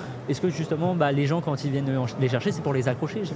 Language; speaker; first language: French; native; French